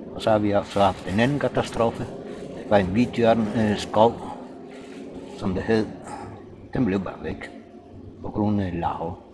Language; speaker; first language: Danish; non-native, fluent; Italian